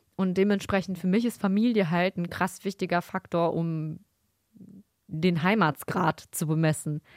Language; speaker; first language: German; early bilingual, other home language; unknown